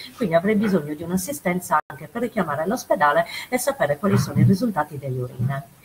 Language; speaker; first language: Italian; native; Italian